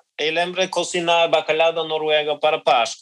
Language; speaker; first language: Portuguese; non-native, learner; Norwegian